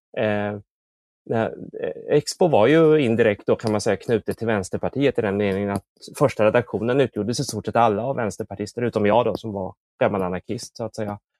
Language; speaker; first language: Swedish; native; Swedish